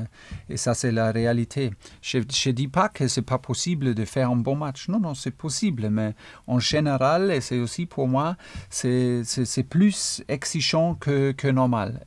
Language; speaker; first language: French; non-native, fluent; German